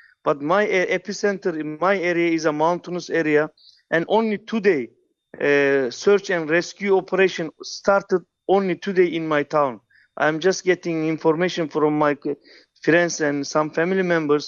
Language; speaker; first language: English; non-native, fluent; Turkish